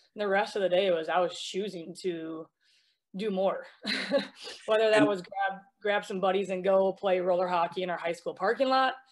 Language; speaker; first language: English; native; English